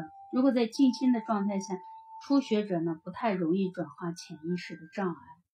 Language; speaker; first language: Chinese; native; Chinese